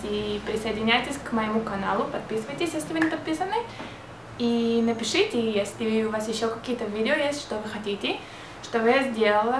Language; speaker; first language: Russian; early bilingual, heritage; Russian